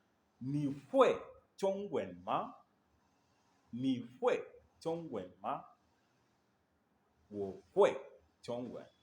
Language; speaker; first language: Chinese; non-native, learner; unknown